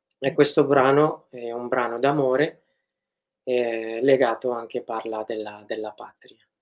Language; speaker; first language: Italian; non-native, fluent; Kurdish